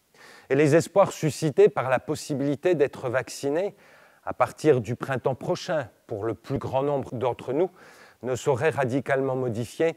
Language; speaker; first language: French; native; French